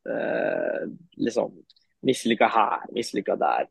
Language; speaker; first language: Norwegian; native; Norwegian